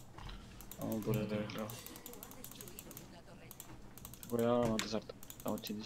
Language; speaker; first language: Spanish; native; Spanish